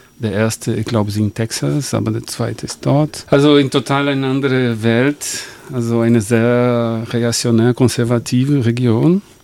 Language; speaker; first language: German; non-native, fluent; Portuguese